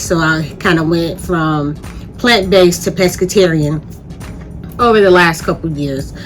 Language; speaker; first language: English; native; English